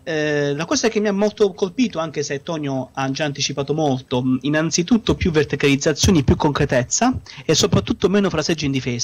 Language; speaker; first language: Italian; native; Italian